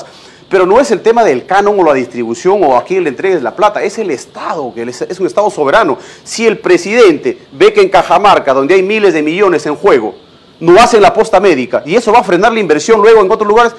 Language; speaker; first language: Spanish; native; Spanish